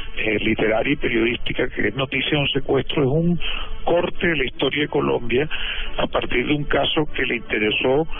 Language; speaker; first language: Spanish; native; Spanish